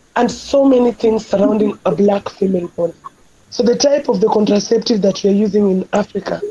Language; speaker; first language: English; non-native, local second language; Luo (Kenya and Tanzania)